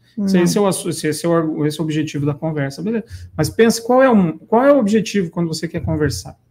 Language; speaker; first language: Portuguese; native; Portuguese